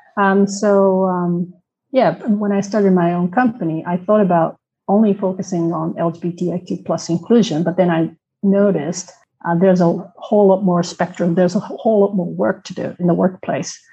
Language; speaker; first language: English; non-native, fluent; Japanese